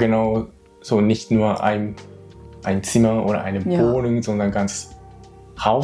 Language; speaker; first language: German; non-native, learner; Japanese